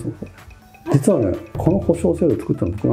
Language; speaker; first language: Japanese; native; Japanese